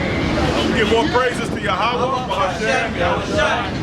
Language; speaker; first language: English; native; English